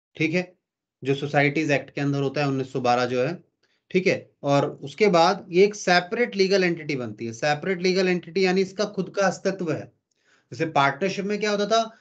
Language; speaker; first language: Hindi; native; Hindi